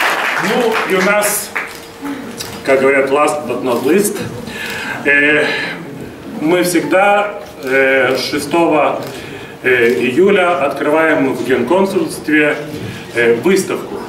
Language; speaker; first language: Russian; non-native, fluent; Lithuanian